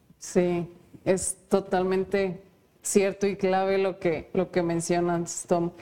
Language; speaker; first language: Spanish; native; Spanish